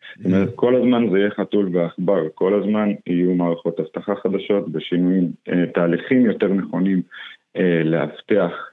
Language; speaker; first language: Hebrew; non-native, local second language; Arabic